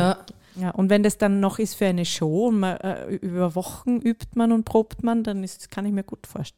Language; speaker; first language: German; native; German